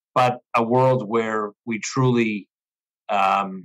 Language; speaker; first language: English; native; English